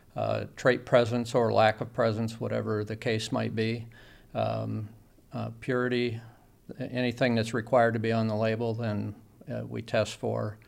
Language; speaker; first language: English; native; English